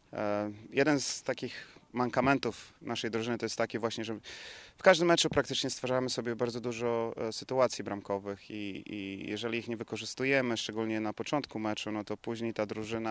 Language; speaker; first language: Polish; native; Polish